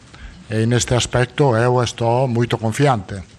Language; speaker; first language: Portuguese; non-native, fluent; Italian